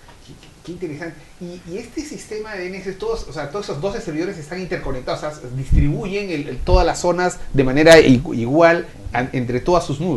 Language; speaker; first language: Spanish; native; Spanish